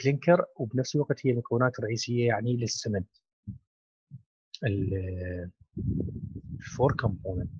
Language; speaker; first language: Arabic; native; Arabic